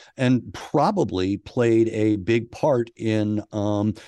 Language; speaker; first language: English; native; English